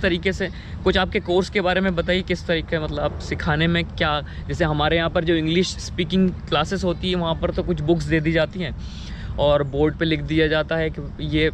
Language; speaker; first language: Hindi; native; Hindi